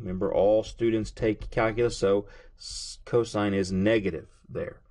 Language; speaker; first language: English; native; English